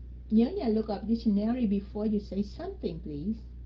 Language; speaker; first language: English; non-native, fluent; Vietnamese